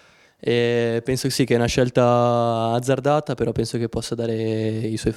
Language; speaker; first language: Italian; non-native, fluent; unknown